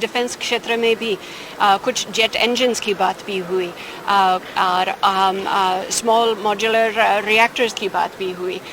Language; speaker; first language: Hindi; non-native, fluent; English